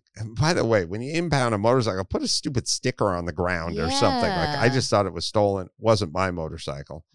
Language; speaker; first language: English; native; English